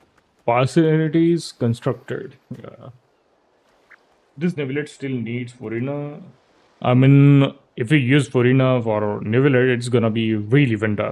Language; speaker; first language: English; non-native, local second language; Hindi